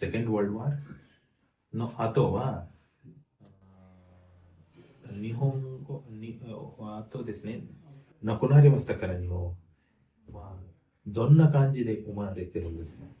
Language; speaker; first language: Japanese; non-native, learner; Hindi